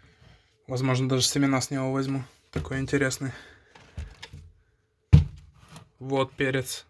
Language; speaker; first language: Russian; native; Russian